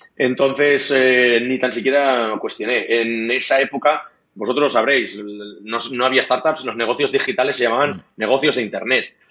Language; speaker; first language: Spanish; non-native, local second language; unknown